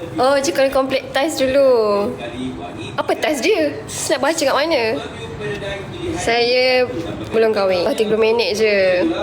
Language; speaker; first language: Malay; native; Malay